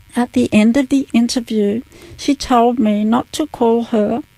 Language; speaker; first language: English; native; English